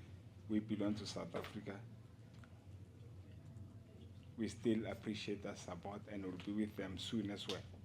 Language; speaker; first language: English; non-native, local second language; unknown